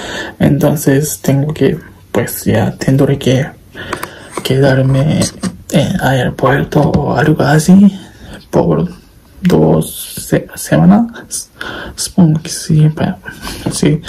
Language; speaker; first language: Spanish; non-native, learner; Japanese